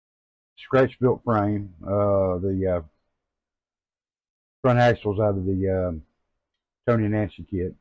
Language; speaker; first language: English; native; English